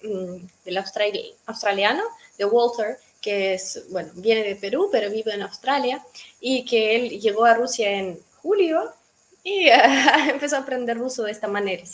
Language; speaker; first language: Spanish; non-native, fluent; Russian